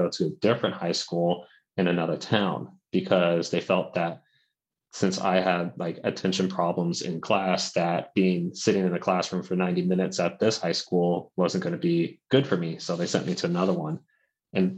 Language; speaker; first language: English; native; English